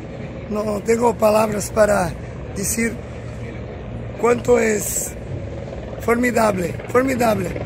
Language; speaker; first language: Spanish; non-native, learner; Portuguese